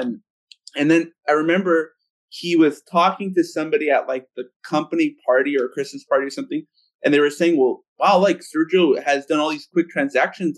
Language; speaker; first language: English; early bilingual, other home language; Spanish